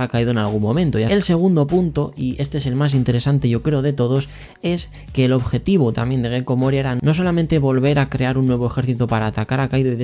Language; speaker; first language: Spanish; native; Spanish